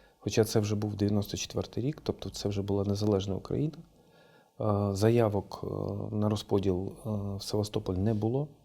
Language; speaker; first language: Ukrainian; non-native, local second language; Russian